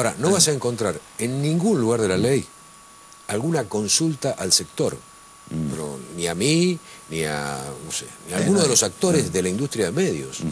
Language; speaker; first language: Spanish; native; Spanish